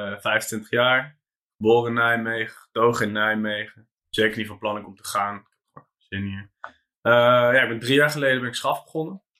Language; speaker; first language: Dutch; native; Dutch